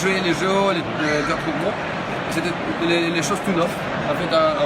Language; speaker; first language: French; non-native, learner; Russian